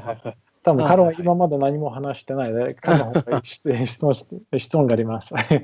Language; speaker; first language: Japanese; non-native, learner; English